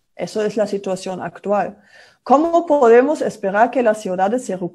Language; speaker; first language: Spanish; non-native, fluent; German